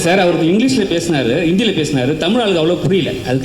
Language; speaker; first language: Tamil; native; Tamil